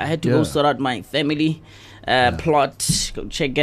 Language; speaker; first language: English; non-native, local second language; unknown